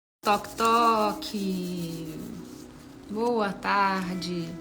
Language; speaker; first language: Portuguese; native; Portuguese